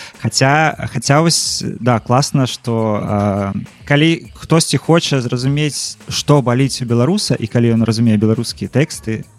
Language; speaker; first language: Belarusian; native; Belarusian